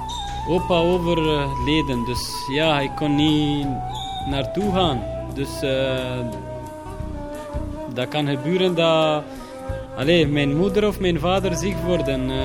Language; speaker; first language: Dutch; non-native, learner; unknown